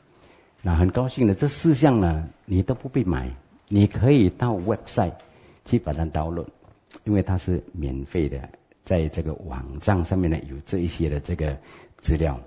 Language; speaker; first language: Chinese; native; Chinese